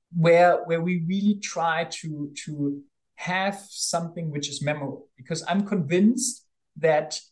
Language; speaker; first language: English; non-native, fluent; German